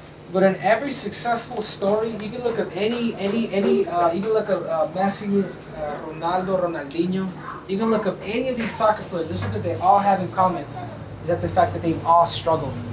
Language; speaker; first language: English; early bilingual, other home language; Spanish